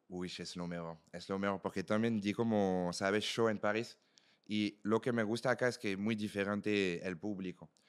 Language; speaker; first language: Spanish; non-native, fluent; French